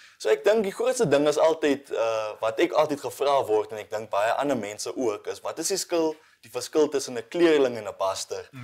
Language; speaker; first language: Afrikaans; non-native, local second language; English